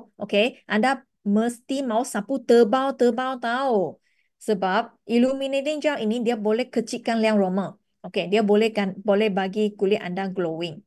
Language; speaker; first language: Malay; non-native, local second language; Chinese